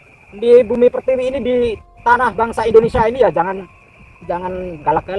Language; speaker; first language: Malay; non-native, local second language; Javanese